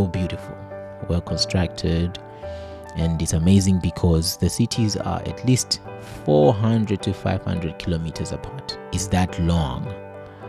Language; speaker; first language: English; non-native, local second language; Shona